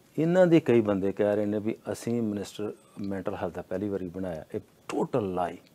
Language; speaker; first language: Punjabi; native; Punjabi